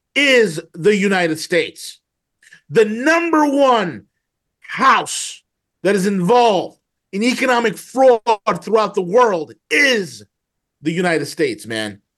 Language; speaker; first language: English; native; English